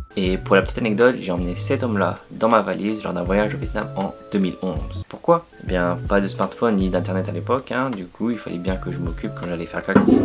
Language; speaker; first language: French; native; French